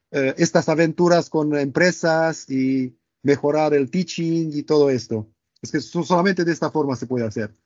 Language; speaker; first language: Spanish; non-native, fluent; Romanian